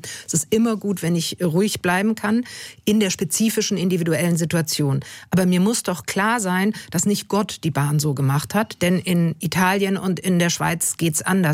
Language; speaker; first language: German; native; German